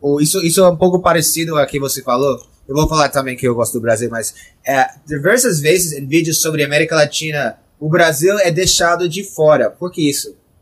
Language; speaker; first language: Portuguese; non-native, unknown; English